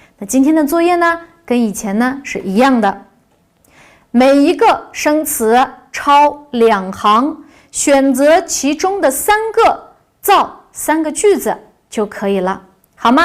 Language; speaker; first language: Chinese; non-native, local second language; Uyghur